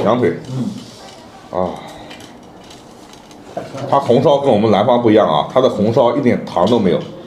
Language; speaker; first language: Chinese; native; Chinese